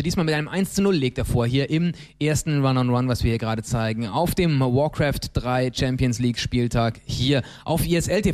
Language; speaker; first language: German; native; German